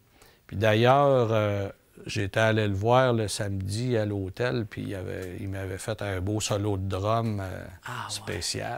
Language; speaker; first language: French; native; French